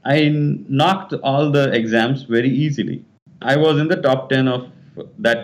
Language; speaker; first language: English; non-native, local second language; Kannada